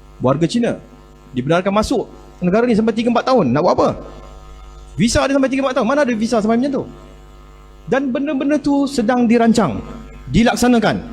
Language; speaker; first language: Malay; native; Malay